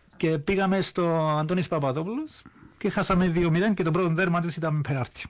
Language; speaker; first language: Greek; early bilingual, heritage; Greek